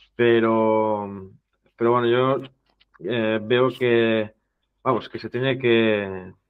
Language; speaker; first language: Spanish; non-native, local second language; Catalan